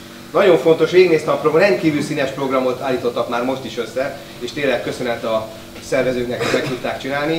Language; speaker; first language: Hungarian; native; Hungarian